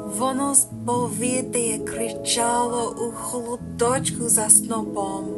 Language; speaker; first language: Ukrainian; non-native, learner; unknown